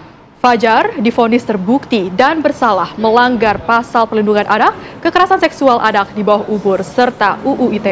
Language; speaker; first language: Indonesian; native; Indonesian